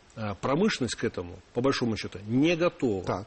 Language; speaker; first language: Russian; native; Russian